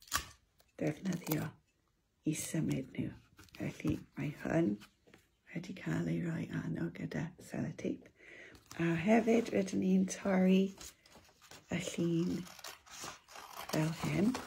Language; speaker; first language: Welsh; non-native, local second language; English